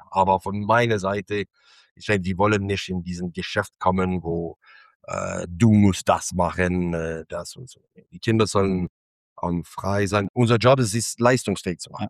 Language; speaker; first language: German; non-native, fluent; English